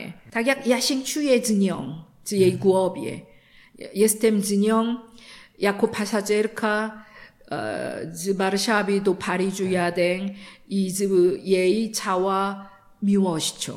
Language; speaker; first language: Polish; non-native, learner; Korean